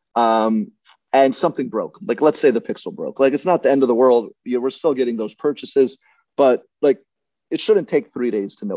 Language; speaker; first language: English; native; English